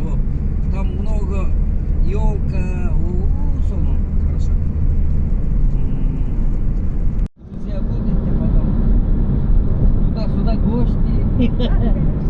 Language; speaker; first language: Russian; non-native, local second language; Kyrgyz